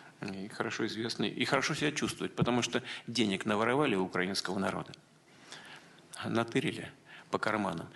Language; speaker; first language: Russian; native; Russian